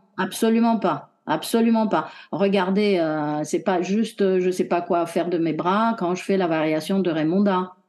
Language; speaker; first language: French; non-native, fluent; Romanian